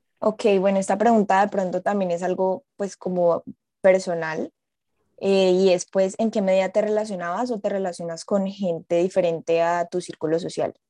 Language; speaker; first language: Spanish; native; Spanish